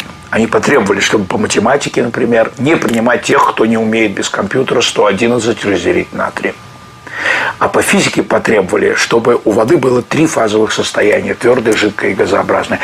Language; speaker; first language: Russian; native; Russian